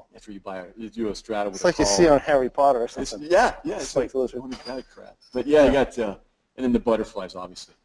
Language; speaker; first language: English; native; English